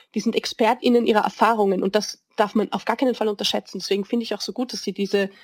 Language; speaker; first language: German; native; German